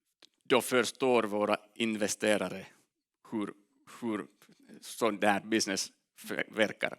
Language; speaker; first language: Swedish; non-native, local second language; Finnish